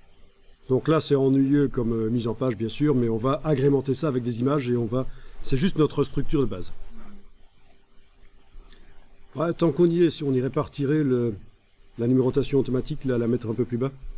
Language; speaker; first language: French; native; French